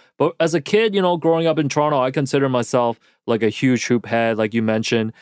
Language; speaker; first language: English; native; English